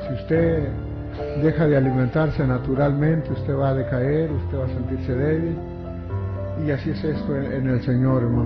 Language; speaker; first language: Spanish; native; Spanish